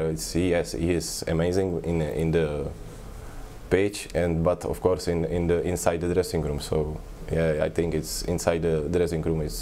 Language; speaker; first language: English; non-native, learner; Czech